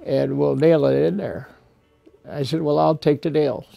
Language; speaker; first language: English; native; English